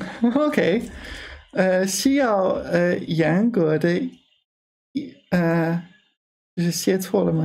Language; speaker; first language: Chinese; non-native, learner; English